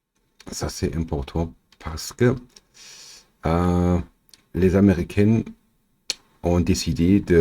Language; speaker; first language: French; non-native, learner; German